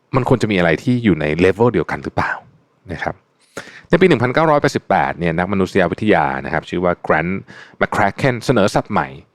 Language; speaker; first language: Thai; native; Thai